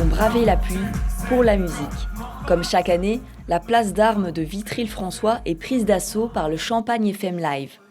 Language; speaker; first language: French; native; French